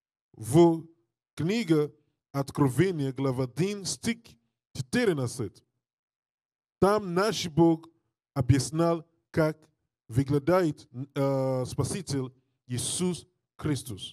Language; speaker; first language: Russian; non-native, learner; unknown